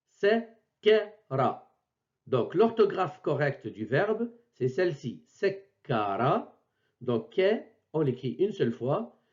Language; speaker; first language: French; non-native, local second language; Arabic